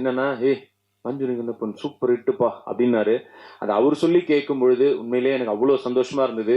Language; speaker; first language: Tamil; native; Tamil